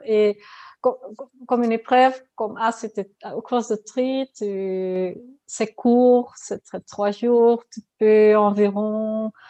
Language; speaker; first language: French; non-native, learner; Dutch